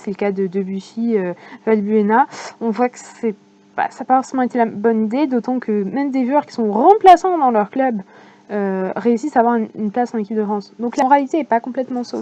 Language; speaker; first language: French; native; French